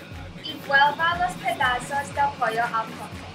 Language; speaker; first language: Spanish; non-native, learner; English